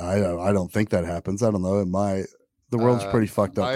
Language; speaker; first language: English; native; English